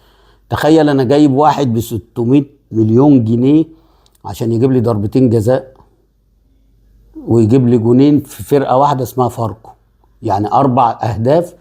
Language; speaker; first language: Arabic; native; Arabic